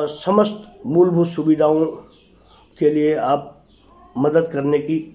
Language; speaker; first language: Hindi; native; Hindi